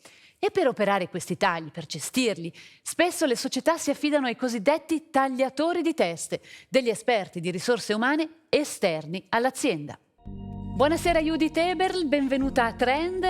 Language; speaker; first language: Italian; native; Italian